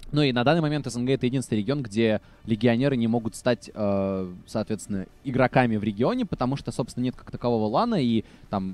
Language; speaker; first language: Russian; native; Russian